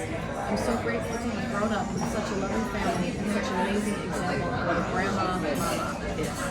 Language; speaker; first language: English; native; English